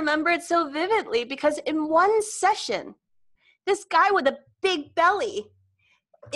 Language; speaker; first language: English; non-native, local second language; Cantonese